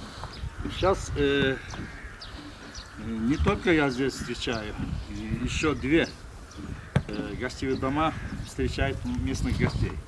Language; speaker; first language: Russian; non-native, local second language; Kyrgyz